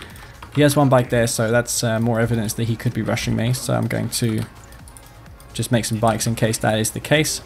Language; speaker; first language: English; native; English